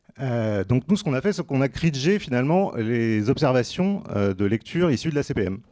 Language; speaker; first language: French; native; French